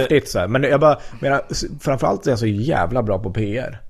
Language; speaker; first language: Swedish; native; Swedish